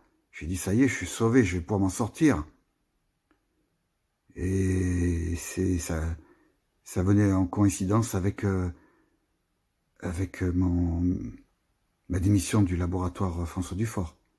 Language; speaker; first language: French; native; French